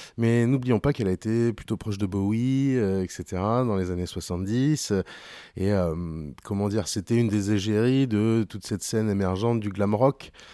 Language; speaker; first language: French; native; French